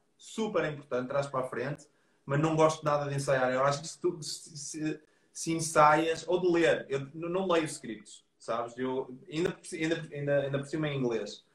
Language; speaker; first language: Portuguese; native; Portuguese